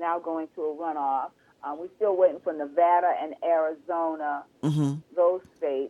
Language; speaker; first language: English; native; English